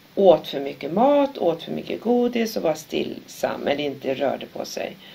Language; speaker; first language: Swedish; native; Swedish